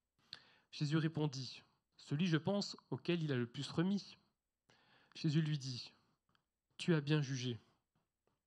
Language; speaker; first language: French; native; French